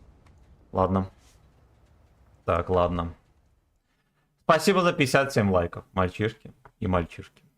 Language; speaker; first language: Russian; native; Russian